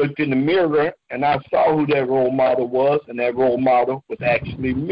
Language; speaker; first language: English; native; English